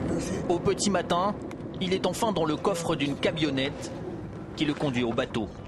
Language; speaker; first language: French; native; French